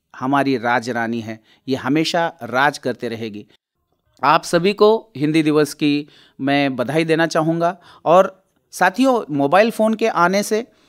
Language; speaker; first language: Hindi; non-native, local second language; Marathi